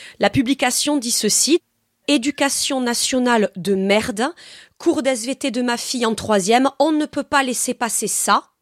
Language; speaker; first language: French; native; French